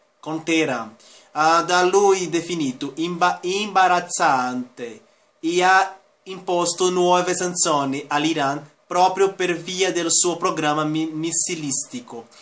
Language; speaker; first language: Italian; non-native, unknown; Spanish